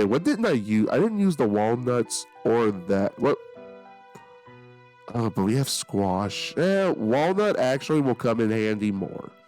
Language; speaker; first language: English; native; English